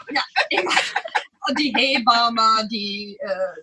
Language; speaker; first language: German; non-native, fluent; English